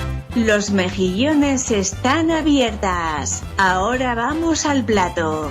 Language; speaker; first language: Spanish; non-native, learner; Italian